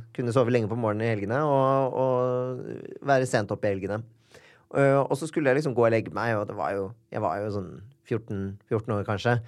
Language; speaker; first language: Norwegian; native; Norwegian